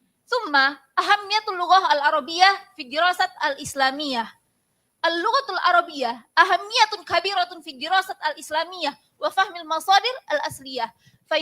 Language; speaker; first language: Arabic; non-native, learner; Indonesian